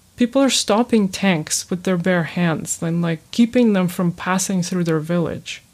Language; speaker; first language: English; early bilingual, other home language; Ukrainian